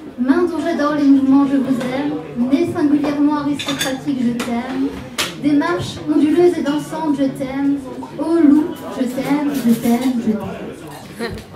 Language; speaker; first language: French; native; French